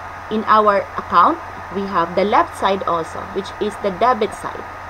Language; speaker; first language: English; non-native, local second language; Filipino